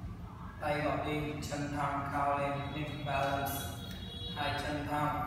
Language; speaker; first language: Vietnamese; non-native, learner; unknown